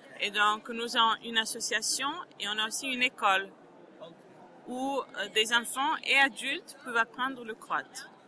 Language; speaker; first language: French; non-native, fluent; Croatian